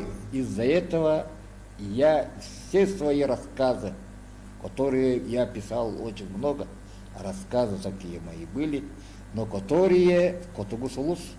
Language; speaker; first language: Russian; non-native, local second language; Yakut